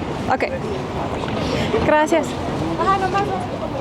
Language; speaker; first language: Spanish; non-native, learner; English